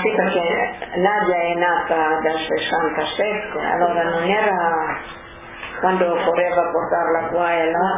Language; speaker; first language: Italian; non-native, local second language; Slovenian